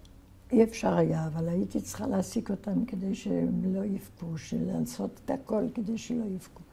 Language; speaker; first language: Hebrew; non-native, fluent; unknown